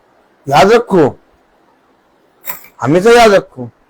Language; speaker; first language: Hindi; native; Hindi